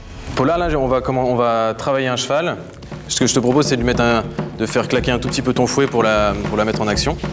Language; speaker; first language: French; native; French